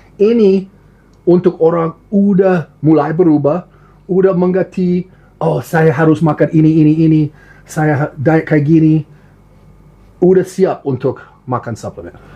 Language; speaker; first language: Indonesian; non-native, learner; English